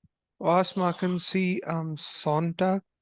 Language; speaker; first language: German; non-native, learner; Malayalam